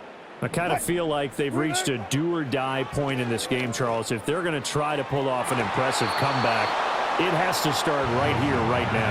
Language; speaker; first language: English; native; English